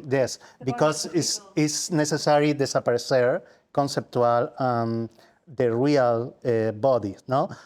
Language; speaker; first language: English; non-native, learner; Spanish